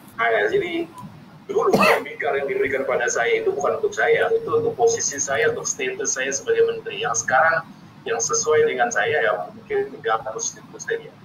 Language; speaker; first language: Indonesian; native; Indonesian